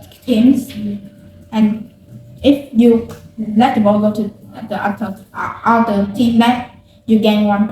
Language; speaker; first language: English; non-native, learner; Vietnamese